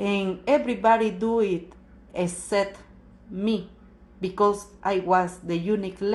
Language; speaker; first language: English; non-native, learner; Spanish